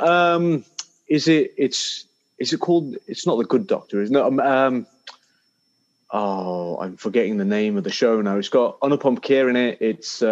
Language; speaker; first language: English; native; English